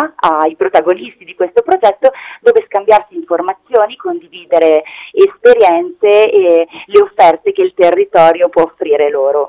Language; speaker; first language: Italian; native; Italian